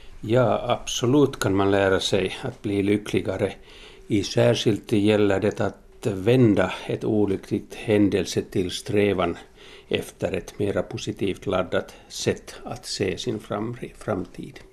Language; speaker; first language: Swedish; non-native, local second language; Finnish